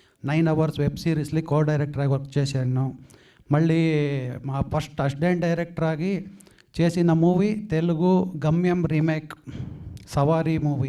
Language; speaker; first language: Telugu; non-native, learner; Kannada